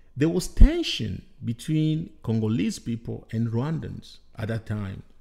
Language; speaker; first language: English; non-native, fluent; Bembe